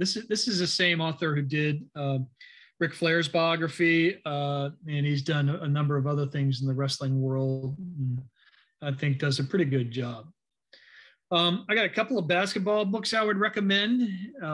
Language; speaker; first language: English; native; English